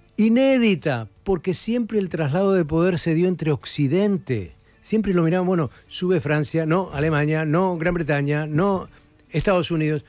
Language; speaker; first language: Spanish; native; Spanish